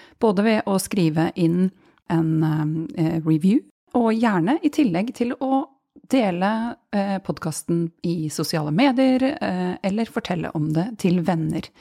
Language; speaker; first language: Norwegian; native; Norwegian